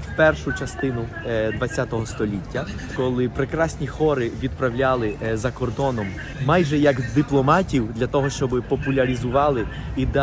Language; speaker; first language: Ukrainian; non-native, fluent; Spanish